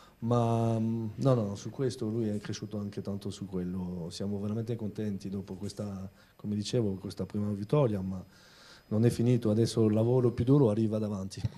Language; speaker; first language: Italian; non-native, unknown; French